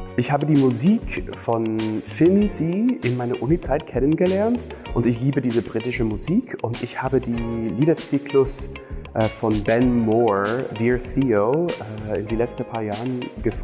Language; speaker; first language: German; non-native, learner; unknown